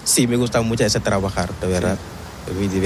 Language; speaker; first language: Spanish; non-native, learner; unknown